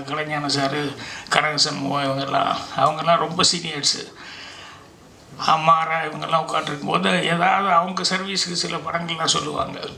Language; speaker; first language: Tamil; native; Tamil